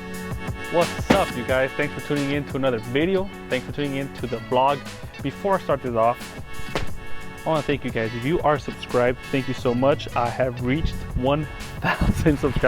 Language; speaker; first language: English; native; English